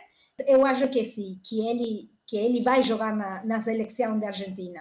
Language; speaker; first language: Portuguese; non-native, learner; Spanish